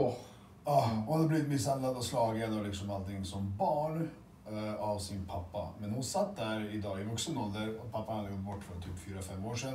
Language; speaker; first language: Swedish; early bilingual, other home language; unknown